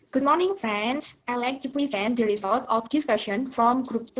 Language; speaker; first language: English; non-native, learner; Indonesian